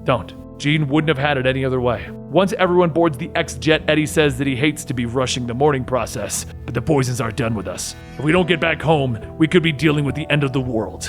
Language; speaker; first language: English; native; English